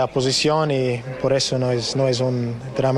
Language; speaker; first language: Spanish; non-native, learner; English